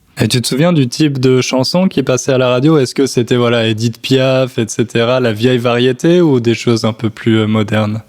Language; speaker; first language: French; native; French